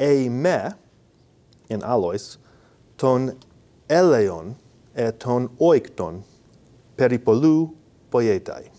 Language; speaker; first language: Greek; non-native, fluent; English